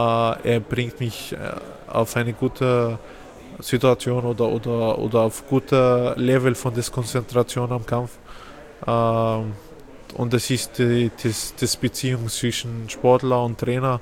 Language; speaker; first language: German; non-native, fluent; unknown